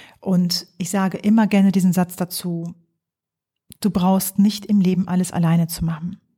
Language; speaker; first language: German; early bilingual, other home language; Polish